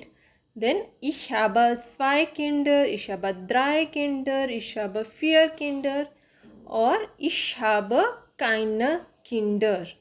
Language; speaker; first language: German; non-native, fluent; Hindi